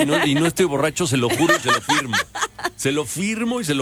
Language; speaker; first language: Spanish; native; Spanish